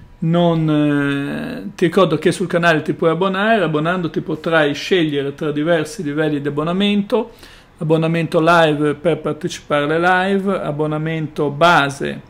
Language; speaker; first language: Italian; native; Italian